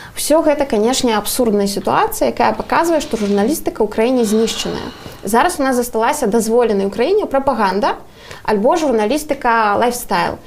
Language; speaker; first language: Belarusian; non-native, local second language; Russian